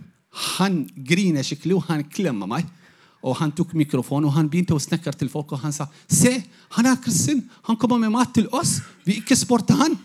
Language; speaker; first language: Norwegian; non-native, fluent; Arabic